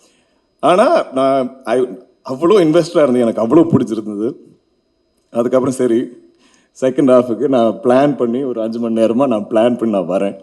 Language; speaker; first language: Tamil; non-native, local second language; Malayalam